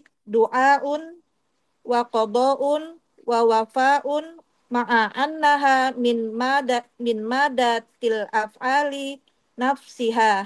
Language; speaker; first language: Arabic; non-native, learner; Indonesian